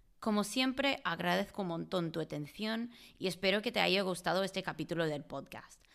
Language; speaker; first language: Spanish; non-native, fluent; English